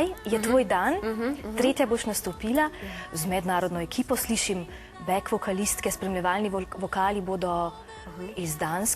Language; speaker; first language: Slovenian; native; Slovenian